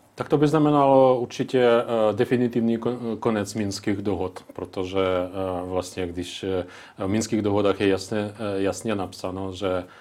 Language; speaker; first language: Czech; non-native, local second language; Ukrainian